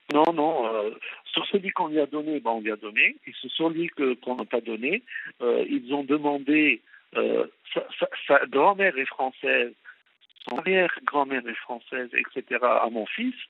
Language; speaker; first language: French; non-native, local second language; Arabic